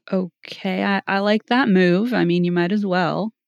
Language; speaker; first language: English; non-native, fluent; German